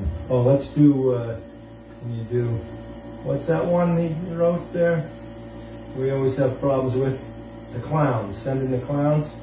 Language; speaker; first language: English; native; English